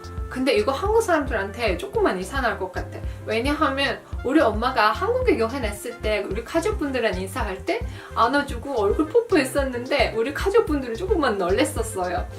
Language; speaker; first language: Korean; non-native, fluent; Azerbaijani